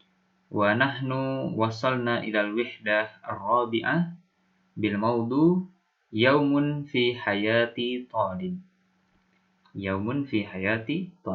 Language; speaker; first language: Arabic; non-native, fluent; Indonesian